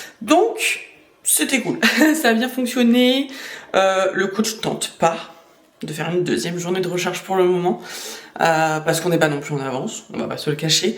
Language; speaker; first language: French; native; French